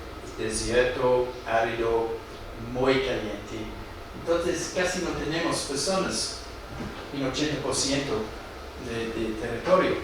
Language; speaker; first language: Spanish; non-native, fluent; English